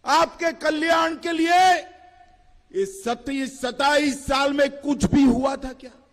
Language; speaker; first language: Hindi; native; Hindi